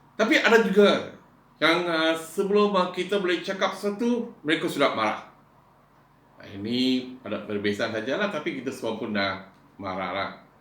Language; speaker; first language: Malay; non-native, local second language; Iban